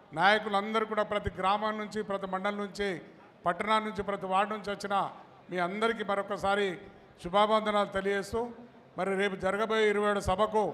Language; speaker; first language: Telugu; native; Telugu